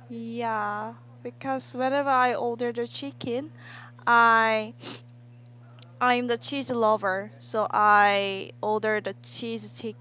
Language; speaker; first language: English; non-native, learner; Korean